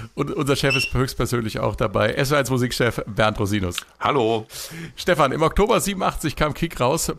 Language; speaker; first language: German; native; German